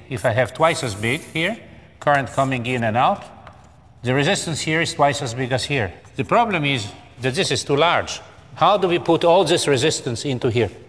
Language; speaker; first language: English; non-native, fluent; Polish